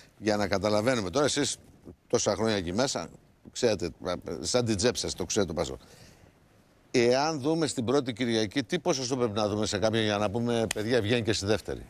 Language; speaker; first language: Greek; native; Greek